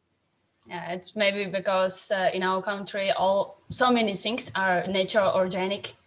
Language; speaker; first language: English; non-native, learner; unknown